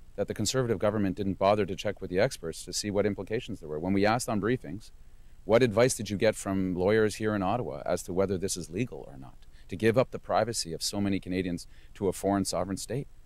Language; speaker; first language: English; native; English